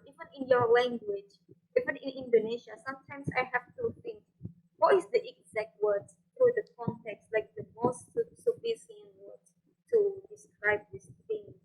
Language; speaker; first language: English; non-native, fluent; Indonesian